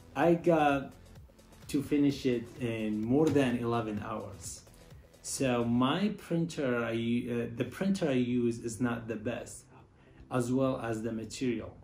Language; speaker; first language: English; non-native, learner; Arabic